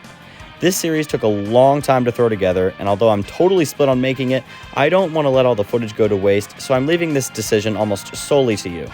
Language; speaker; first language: English; native; English